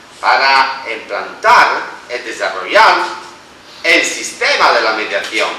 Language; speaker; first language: Spanish; non-native, fluent; Italian